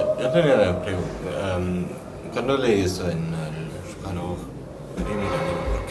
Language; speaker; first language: Spanish; non-native, fluent; French